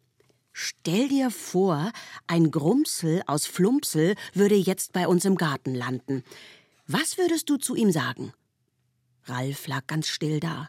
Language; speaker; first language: German; native; German